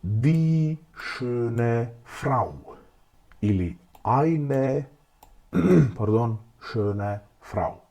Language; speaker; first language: German; non-native, fluent; Macedonian